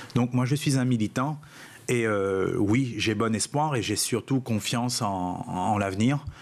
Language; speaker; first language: French; non-native, local second language; Réunion Creole French